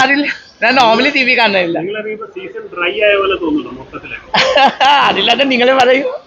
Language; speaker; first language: Malayalam; non-native, local second language; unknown